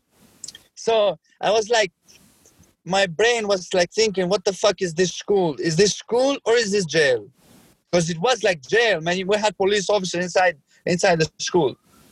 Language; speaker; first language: English; non-native, fluent; Albanian